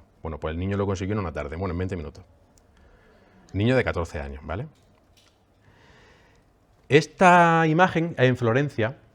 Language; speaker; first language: Spanish; native; Spanish